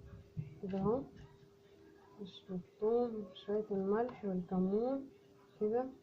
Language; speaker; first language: Arabic; native; Arabic